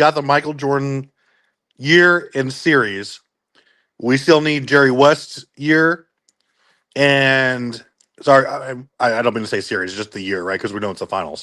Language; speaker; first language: English; native; English